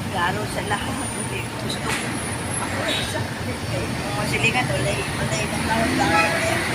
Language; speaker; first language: Filipino; non-native, local second language; Cebuano